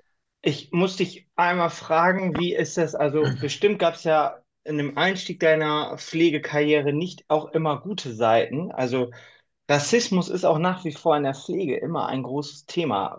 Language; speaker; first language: German; native; German